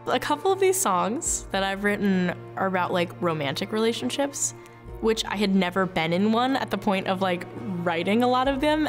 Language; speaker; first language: English; native; English